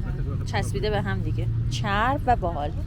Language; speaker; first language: Persian; native; Persian